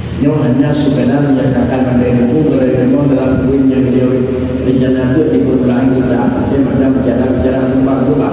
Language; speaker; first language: Malay; non-native, local second language; Achinese